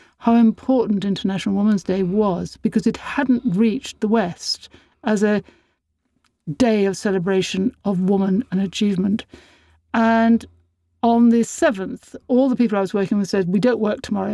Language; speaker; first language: English; native; English